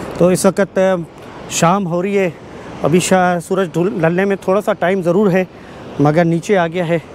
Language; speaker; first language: Urdu; native; Urdu